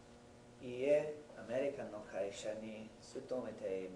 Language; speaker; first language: Japanese; non-native, learner; English